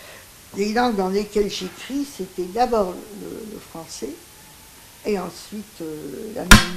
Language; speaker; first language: French; non-native, local second language; Greek